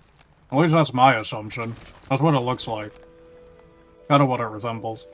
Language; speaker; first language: English; native; English